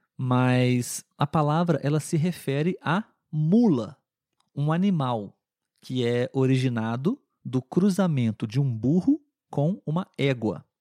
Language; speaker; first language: Portuguese; native; Portuguese